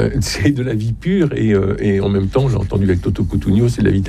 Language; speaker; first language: French; native; French